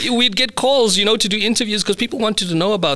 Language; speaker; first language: English; native; English